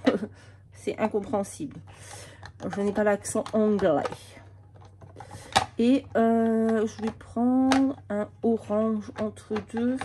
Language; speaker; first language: French; native; French